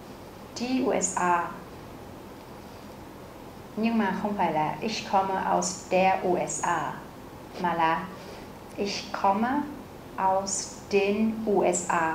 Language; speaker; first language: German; non-native, fluent; Vietnamese